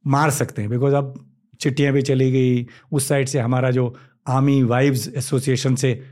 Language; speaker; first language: Hindi; native; Hindi